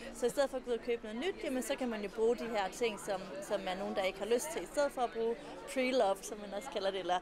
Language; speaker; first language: Danish; native; Danish